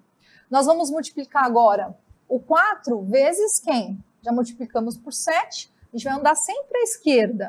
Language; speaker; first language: Portuguese; native; Portuguese